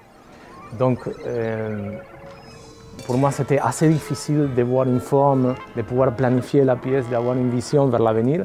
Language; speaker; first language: French; non-native, fluent; Spanish